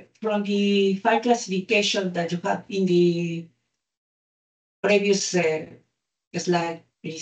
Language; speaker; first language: English; non-native, learner; Spanish